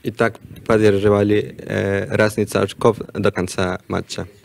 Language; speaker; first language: Russian; non-native, learner; Spanish